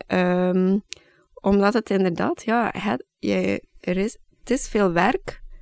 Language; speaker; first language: Dutch; native; Dutch